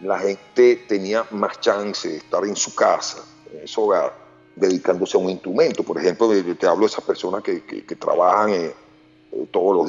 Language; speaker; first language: Spanish; native; Spanish